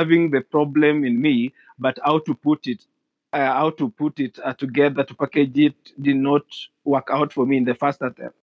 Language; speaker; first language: English; non-native, local second language; Luo (Kenya and Tanzania)